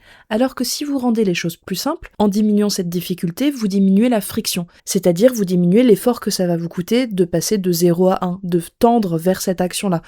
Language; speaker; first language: French; native; French